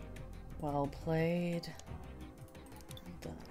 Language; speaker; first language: English; native; English